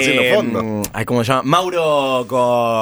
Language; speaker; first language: Spanish; native; Spanish